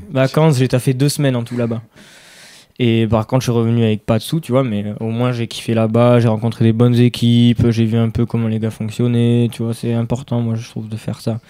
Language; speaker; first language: French; native; French